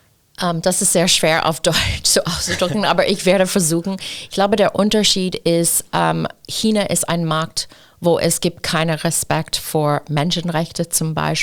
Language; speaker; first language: German; non-native, fluent; English